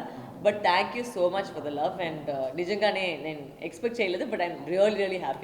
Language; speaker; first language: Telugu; non-native, local second language; Tamil